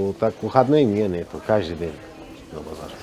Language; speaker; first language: Russian; non-native, learner; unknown